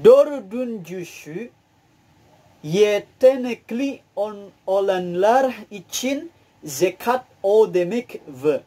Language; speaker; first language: Turkish; non-native, learner; Indonesian